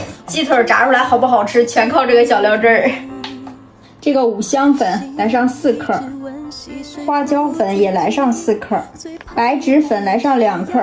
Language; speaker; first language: Chinese; native; Chinese